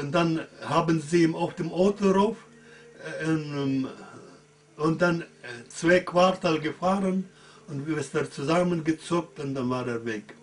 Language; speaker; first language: German; early bilingual, heritage; German